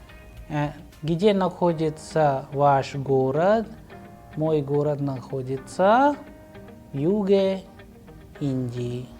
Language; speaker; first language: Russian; non-native, fluent; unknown